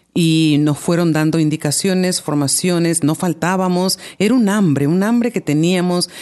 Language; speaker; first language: Spanish; native; Spanish